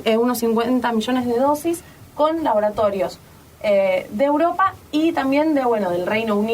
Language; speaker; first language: Spanish; native; Spanish